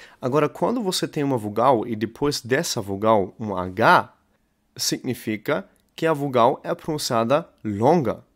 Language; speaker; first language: Portuguese; non-native, fluent; German